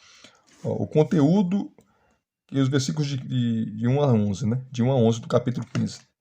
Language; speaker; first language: Portuguese; native; Portuguese